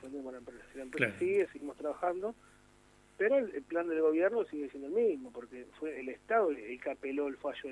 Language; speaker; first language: Spanish; native; Spanish